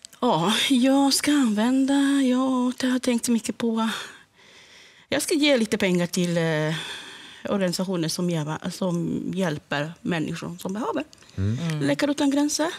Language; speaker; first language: Swedish; non-native, fluent; Spanish